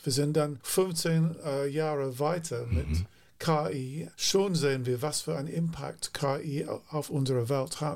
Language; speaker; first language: German; non-native, fluent; English